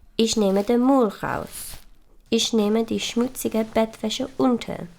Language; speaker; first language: German; non-native, learner; English